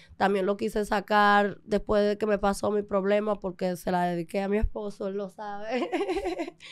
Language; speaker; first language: Spanish; early bilingual, other home language; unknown